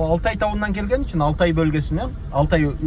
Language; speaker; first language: Turkish; non-native, local second language; Kazakh